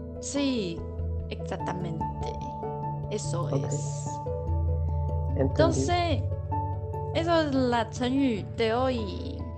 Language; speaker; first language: Spanish; non-native, learner; Chinese